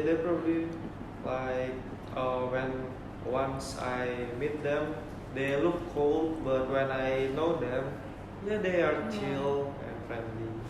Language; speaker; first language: English; non-native, learner; Indonesian